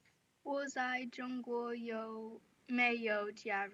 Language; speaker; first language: Chinese; non-native, learner; English